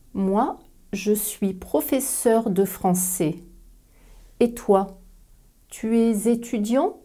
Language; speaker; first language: French; native; French